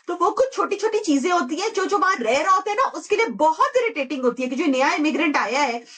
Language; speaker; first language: Urdu; native; Urdu